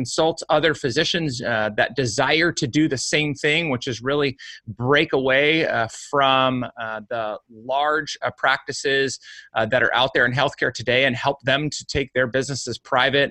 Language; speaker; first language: English; native; English